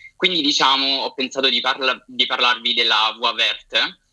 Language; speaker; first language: Italian; native; Italian